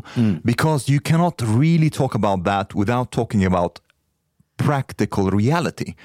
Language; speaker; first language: English; non-native, fluent; Arabic